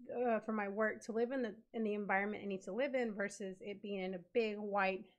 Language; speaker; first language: English; native; English